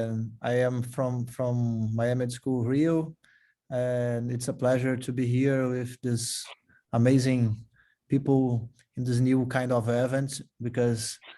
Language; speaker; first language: English; non-native, fluent; Portuguese